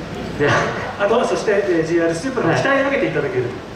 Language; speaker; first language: Japanese; native; Japanese